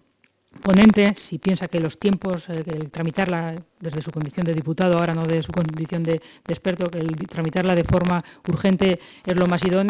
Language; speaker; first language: Spanish; native; Spanish